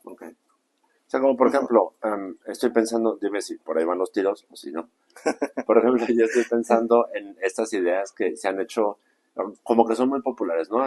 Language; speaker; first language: Spanish; native; Spanish